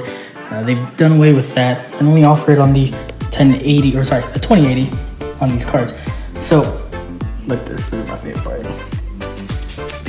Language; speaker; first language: English; native; English